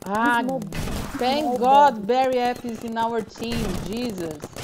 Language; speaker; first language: English; non-native, learner; Portuguese